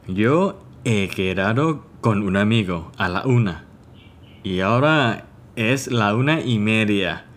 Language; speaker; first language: Spanish; non-native, fluent; Thai